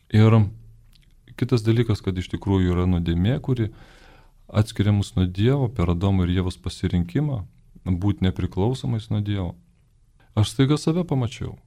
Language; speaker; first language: Lithuanian; native; Lithuanian